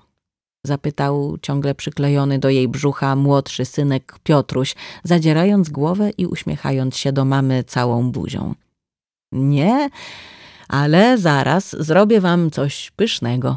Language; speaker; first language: Polish; native; Polish